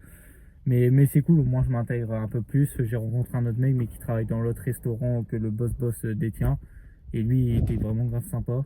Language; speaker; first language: French; native; French